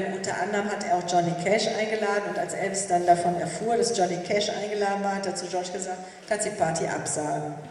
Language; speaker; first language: German; native; German